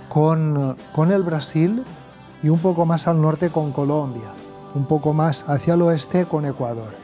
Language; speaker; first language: Spanish; native; Spanish